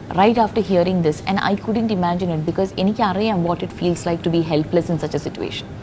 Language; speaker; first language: English; non-native, local second language; Malayalam